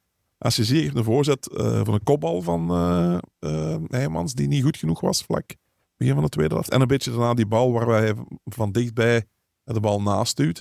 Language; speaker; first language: Dutch; native; Dutch